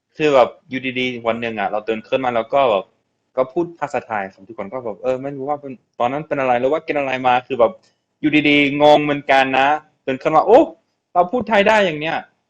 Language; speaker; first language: Thai; non-native, fluent; English